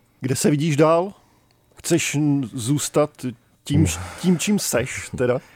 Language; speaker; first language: Czech; native; Czech